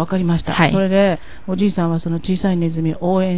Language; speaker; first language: Japanese; native; Japanese